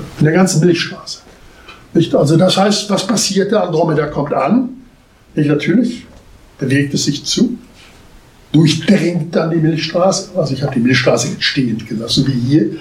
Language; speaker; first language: German; native; German